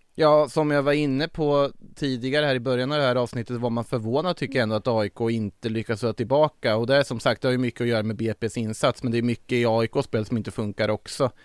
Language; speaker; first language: Swedish; native; Swedish